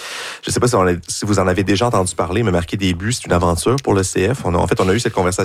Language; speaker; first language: French; native; French